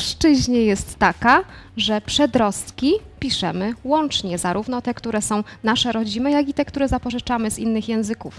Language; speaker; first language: Polish; native; Polish